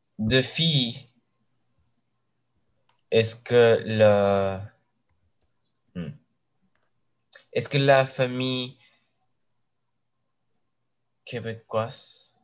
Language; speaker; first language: French; non-native, learner; English